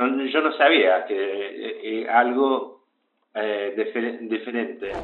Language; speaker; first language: Spanish; early bilingual, heritage; English